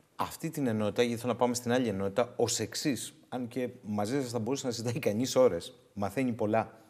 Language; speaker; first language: Greek; native; Greek